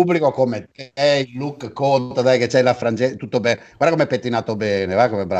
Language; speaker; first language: Italian; native; Italian